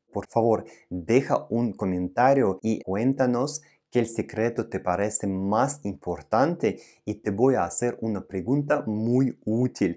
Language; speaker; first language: Spanish; non-native, fluent; Russian